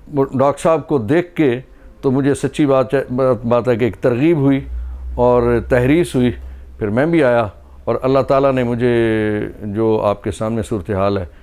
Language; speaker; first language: Urdu; non-native, local second language; Pahari-Potwari